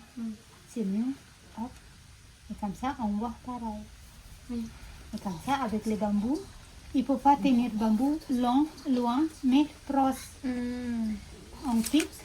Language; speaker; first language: French; non-native, learner; Indonesian